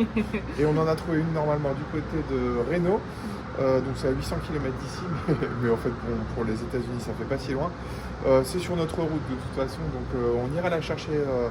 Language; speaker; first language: French; native; French